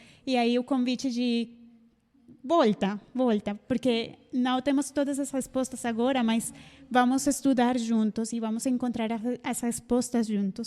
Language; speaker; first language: Portuguese; non-native, fluent; Spanish